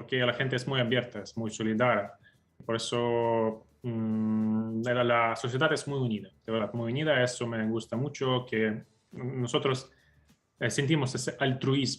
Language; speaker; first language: Spanish; non-native, fluent; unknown